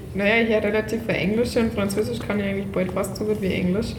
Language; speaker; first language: German; native; German